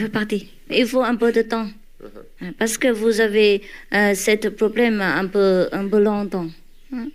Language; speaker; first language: French; non-native, learner; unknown